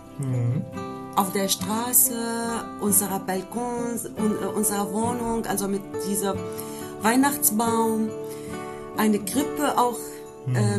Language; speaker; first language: German; non-native, learner; Arabic